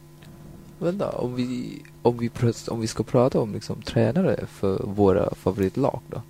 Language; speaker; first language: Swedish; non-native, fluent; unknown